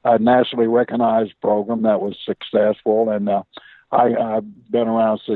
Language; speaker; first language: English; native; English